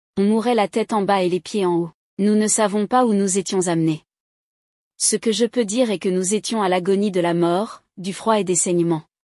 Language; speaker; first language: French; non-native, local second language; Rundi